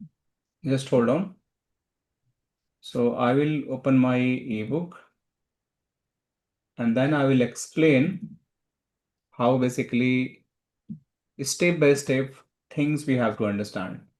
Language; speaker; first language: English; non-native, local second language; Hindi